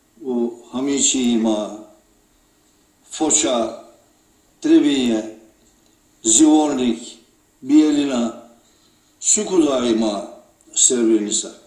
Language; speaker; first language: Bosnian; early bilingual, heritage; Turkish